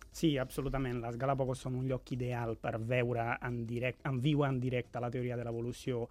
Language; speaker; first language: Catalan; non-native, fluent; Italian